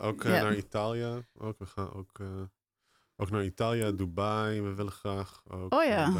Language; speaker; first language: Dutch; non-native, fluent; Hebrew